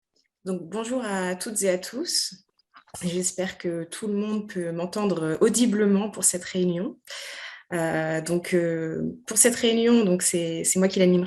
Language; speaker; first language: French; native; French